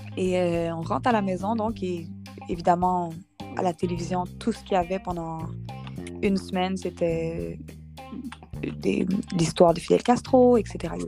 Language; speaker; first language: French; native; French